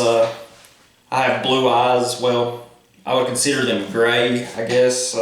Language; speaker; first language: English; native; English